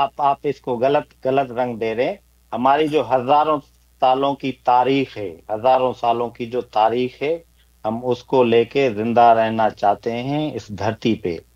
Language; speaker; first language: Urdu; non-native, local second language; Sindhi